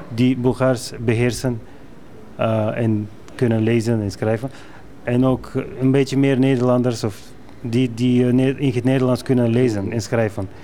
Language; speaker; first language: Dutch; non-native, fluent; Bulgarian